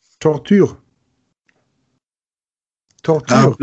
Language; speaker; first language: French; non-native, learner; German